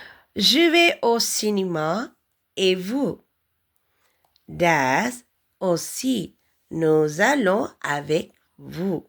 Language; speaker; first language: French; non-native, learner; Tamil